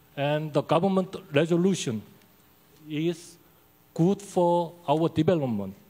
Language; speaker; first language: English; non-native, learner; Korean